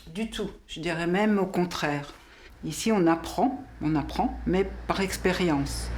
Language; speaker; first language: French; native; French